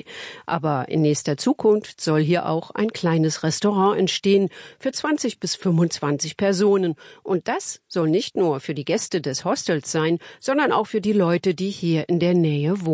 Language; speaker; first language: German; native; German